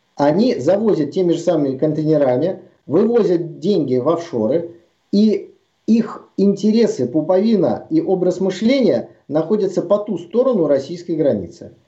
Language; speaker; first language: Russian; native; Russian